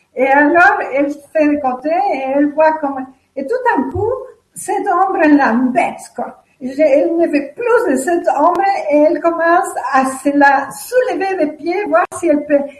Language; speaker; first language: French; non-native, fluent; Spanish